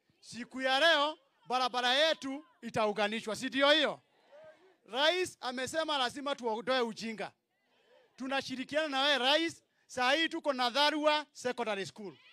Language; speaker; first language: Swahili; non-native, local second language; Kikuyu